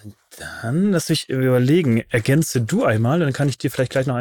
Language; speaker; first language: German; native; German